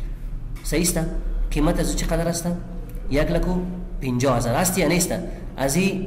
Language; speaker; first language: Persian; non-native, local second language; Pashto